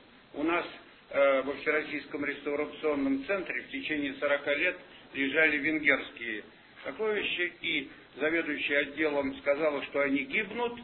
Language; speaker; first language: Russian; native; Russian